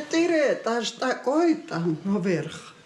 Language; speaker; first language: Russian; non-native, fluent; Georgian